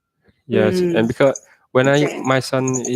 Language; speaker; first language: English; non-native, learner; Vietnamese